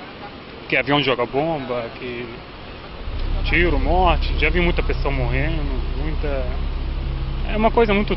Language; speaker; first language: Portuguese; non-native, fluent; Arabic